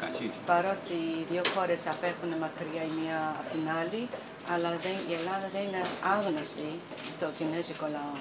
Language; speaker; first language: Greek; non-native, fluent; Chinese